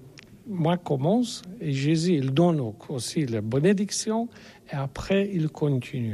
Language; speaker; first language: French; non-native, learner; Polish